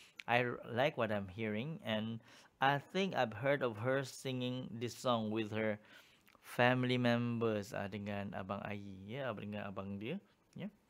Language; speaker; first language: English; non-native, local second language; Malay